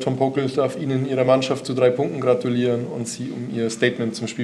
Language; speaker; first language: German; native; German